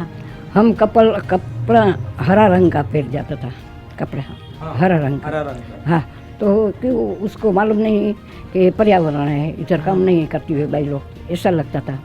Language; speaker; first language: Hindi; non-native, local second language; Gujarati